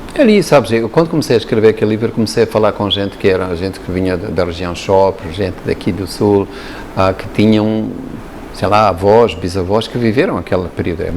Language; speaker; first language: Portuguese; native; Portuguese